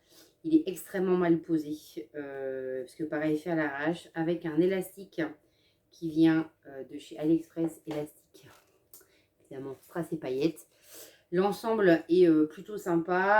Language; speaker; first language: French; native; French